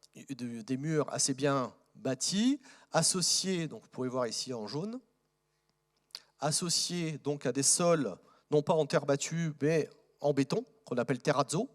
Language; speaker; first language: French; native; French